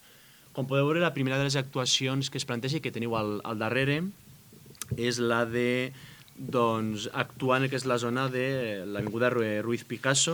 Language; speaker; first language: Catalan; native; Catalan